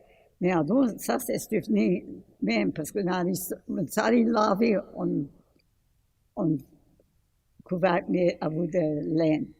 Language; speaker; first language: French; early bilingual, heritage; French